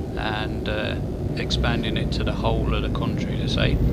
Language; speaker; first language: English; native; English